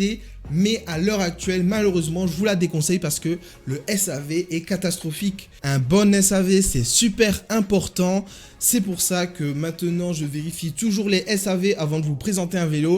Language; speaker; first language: French; native; French